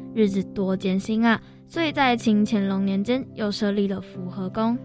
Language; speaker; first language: Chinese; native; Chinese